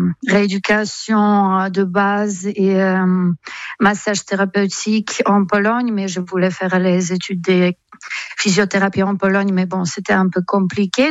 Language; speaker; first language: French; non-native, fluent; Polish